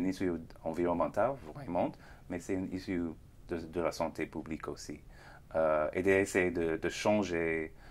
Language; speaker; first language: French; non-native, fluent; English